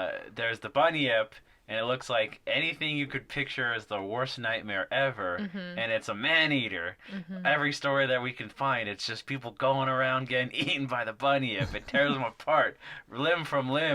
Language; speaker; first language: English; native; English